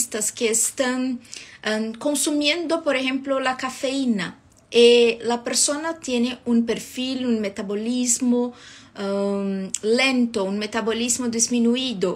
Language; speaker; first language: Spanish; non-native, fluent; Portuguese